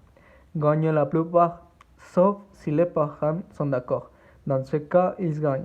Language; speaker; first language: French; non-native, learner; Spanish